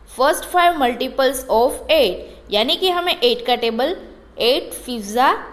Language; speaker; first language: Hindi; non-native, local second language; Gujarati